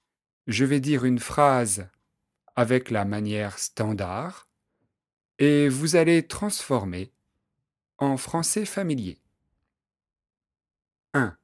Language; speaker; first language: French; native; French